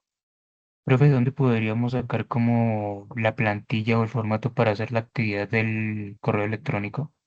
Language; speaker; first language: Spanish; native; Spanish